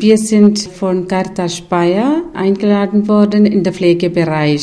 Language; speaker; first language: German; non-native, learner; Malayalam